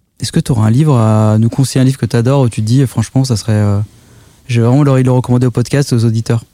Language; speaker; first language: French; native; French